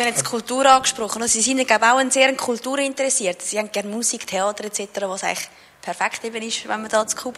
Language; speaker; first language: German; native; German